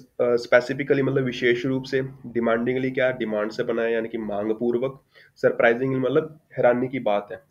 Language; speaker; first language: Hindi; non-native, local second language; Punjabi